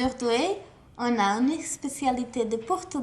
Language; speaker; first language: French; non-native, fluent; Portuguese